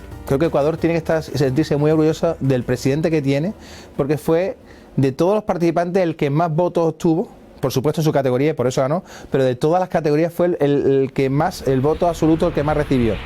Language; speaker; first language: Spanish; native; Spanish